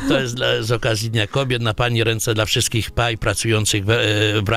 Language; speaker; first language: Polish; native; Polish